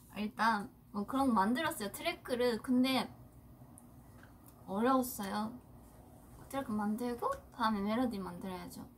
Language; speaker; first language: Korean; non-native, fluent; Japanese